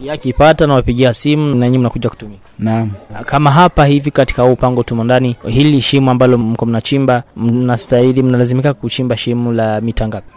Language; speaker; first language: Swahili; non-native, local second language; Rundi